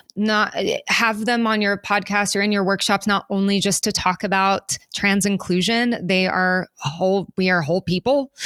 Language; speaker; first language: English; native; English